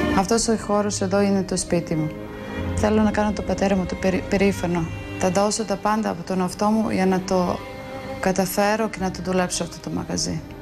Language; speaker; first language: Greek; non-native, fluent; Serbian